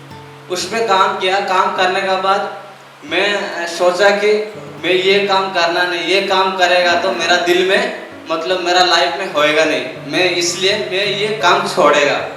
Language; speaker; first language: Hindi; non-native, local second language; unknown